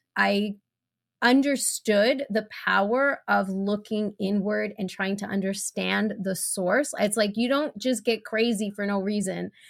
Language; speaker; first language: English; early bilingual, other home language; Spanish